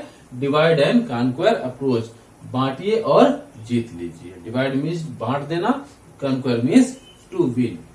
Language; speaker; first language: Hindi; native; Hindi